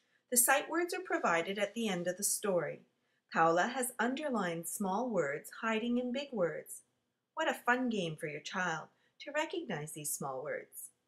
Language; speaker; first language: English; native; English